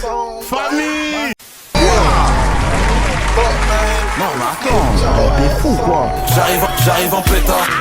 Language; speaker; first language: French; native; French